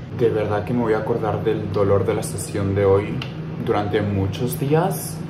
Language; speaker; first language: Spanish; native; Spanish